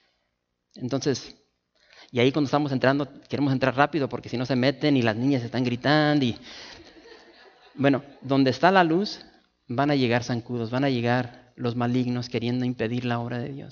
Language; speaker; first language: Spanish; native; Spanish